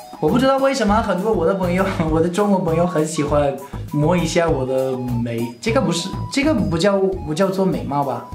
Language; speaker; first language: Chinese; non-native, fluent; Spanish